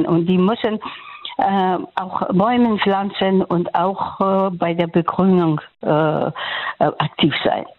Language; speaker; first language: German; non-native, learner; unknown